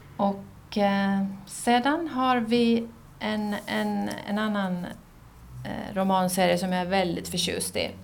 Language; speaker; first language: Swedish; native; Swedish